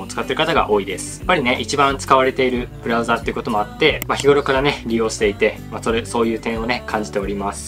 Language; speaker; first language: Japanese; native; Japanese